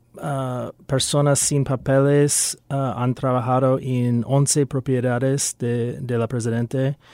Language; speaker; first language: Spanish; non-native, fluent; English